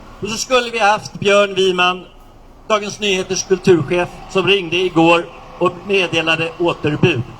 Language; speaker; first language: Swedish; native; Swedish